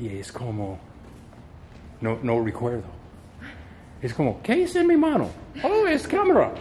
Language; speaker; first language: Spanish; non-native, learner; English